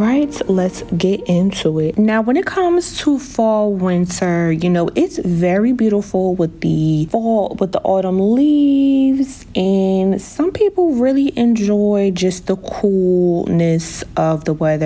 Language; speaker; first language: English; native; English